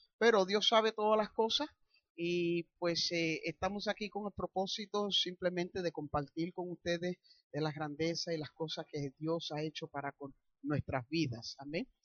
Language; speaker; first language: Spanish; early bilingual, heritage; Spanish